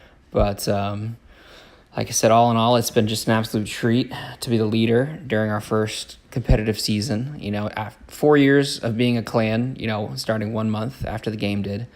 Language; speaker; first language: English; native; English